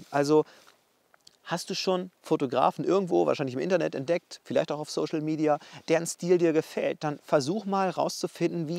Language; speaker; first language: German; native; German